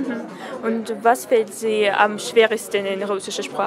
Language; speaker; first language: German; non-native, learner; Russian